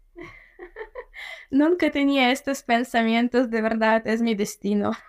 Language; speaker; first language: Spanish; non-native, fluent; Ukrainian